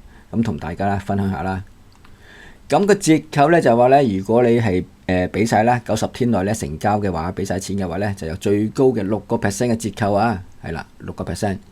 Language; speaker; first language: Cantonese; native; Cantonese